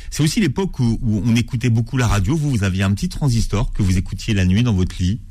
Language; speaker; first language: French; native; French